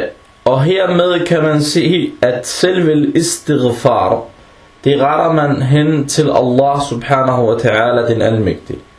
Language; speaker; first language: Danish; early bilingual, other home language; Arabic